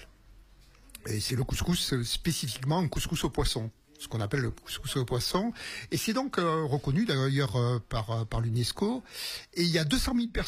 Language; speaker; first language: French; native; French